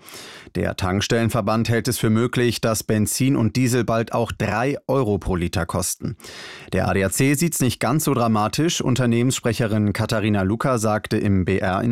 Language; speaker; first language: German; native; German